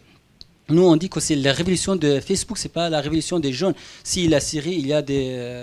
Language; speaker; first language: French; non-native, fluent; Kurdish